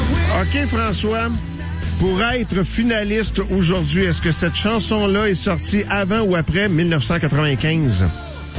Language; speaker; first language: French; native; French